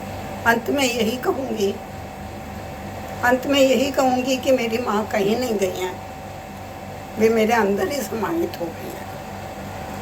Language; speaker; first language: Hindi; native; Hindi